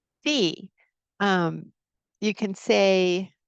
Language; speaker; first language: Spanish; non-native, fluent; English